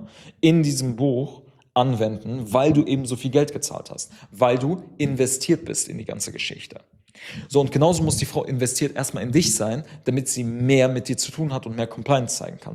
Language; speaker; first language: German; native; German